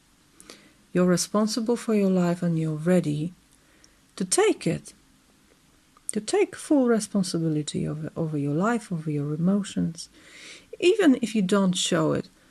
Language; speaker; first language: English; non-native, fluent; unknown